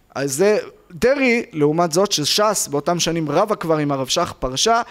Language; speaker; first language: Hebrew; native; Hebrew